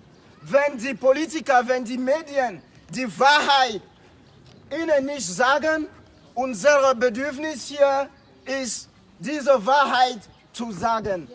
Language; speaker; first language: German; non-native, fluent; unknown